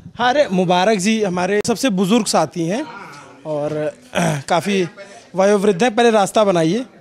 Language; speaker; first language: Hindi; native; Hindi